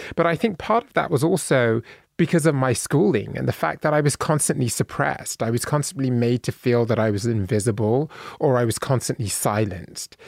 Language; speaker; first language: English; native; English